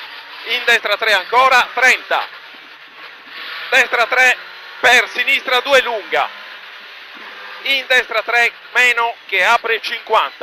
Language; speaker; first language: Italian; native; Italian